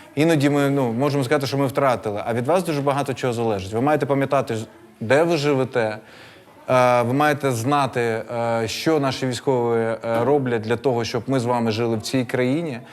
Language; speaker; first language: Ukrainian; non-native, local second language; Russian